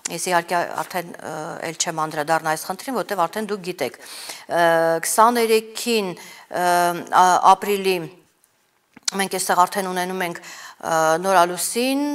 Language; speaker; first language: Armenian; native; Armenian